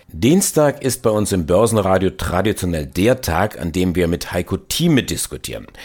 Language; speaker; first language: German; native; German